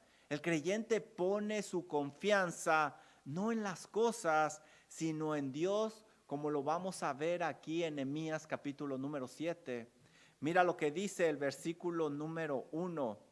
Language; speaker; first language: Spanish; native; Spanish